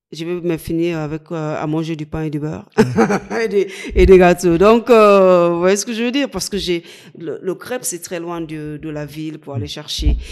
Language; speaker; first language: French; non-native, fluent; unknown